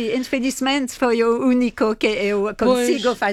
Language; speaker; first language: Portuguese; non-native, fluent; French